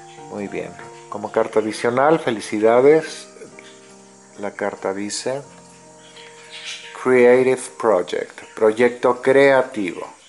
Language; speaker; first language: Spanish; native; Spanish